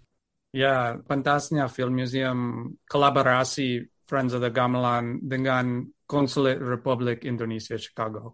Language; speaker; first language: Indonesian; non-native, fluent; English